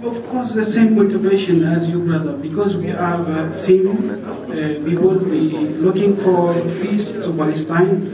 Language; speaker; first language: English; non-native, fluent; Arabic